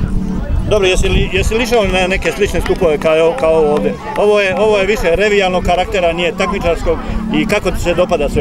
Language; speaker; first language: Serbian; native; Serbian